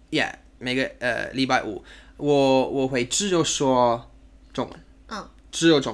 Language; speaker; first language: Chinese; non-native, learner; English